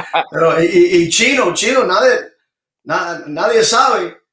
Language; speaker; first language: Spanish; early bilingual, other home language; English